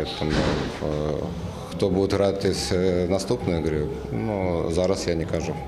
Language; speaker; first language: Ukrainian; non-native, learner; Russian